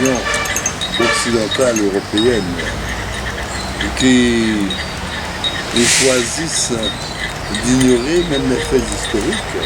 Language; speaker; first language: French; non-native, local second language; Haitian Creole